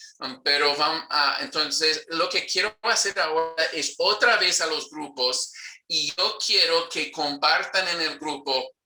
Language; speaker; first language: Spanish; non-native, fluent; English